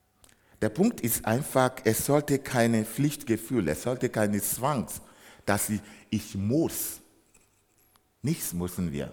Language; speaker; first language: German; non-native, fluent; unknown